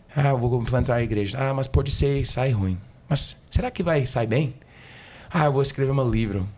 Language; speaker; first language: Portuguese; non-native, learner; English